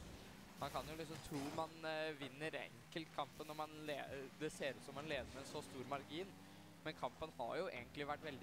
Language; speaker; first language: Norwegian; native; Norwegian